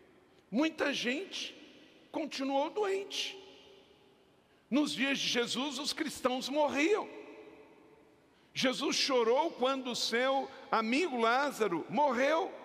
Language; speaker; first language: Portuguese; native; Portuguese